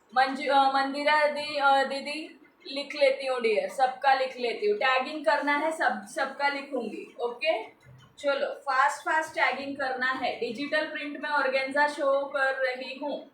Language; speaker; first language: Hindi; non-native, local second language; Marathi